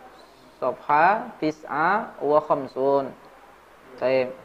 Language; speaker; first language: Arabic; non-native, learner; Indonesian